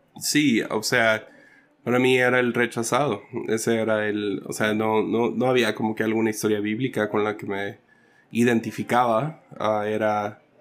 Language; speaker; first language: Spanish; early bilingual, other home language; English